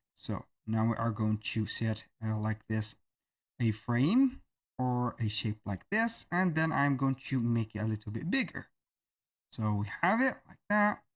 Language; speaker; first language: English; non-native, fluent; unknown